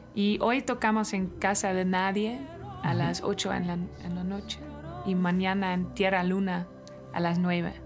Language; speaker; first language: Spanish; non-native, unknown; Dutch